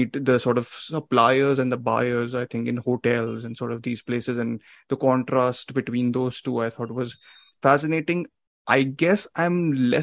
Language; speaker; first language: English; non-native, local second language; Hindi